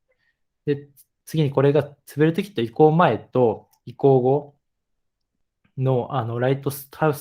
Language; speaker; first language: Japanese; native; Japanese